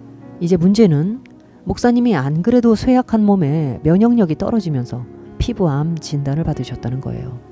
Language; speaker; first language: Korean; native; Korean